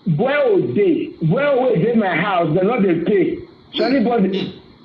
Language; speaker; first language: Nigerian Pidgin; native; Nigerian Pidgin